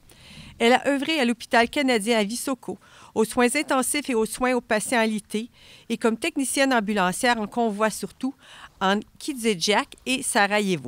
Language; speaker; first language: French; native; French